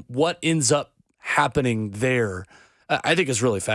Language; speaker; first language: English; native; English